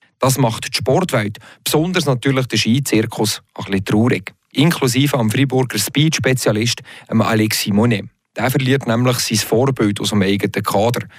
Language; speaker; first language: German; native; German